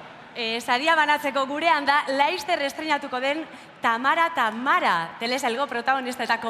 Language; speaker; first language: Basque; native; Basque